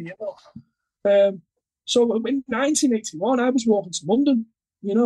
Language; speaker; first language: English; native; English